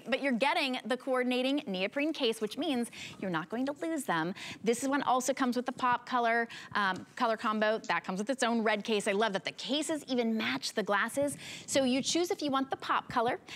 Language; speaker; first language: English; native; English